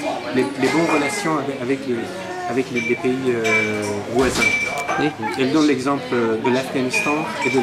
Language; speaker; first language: French; non-native, fluent; Persian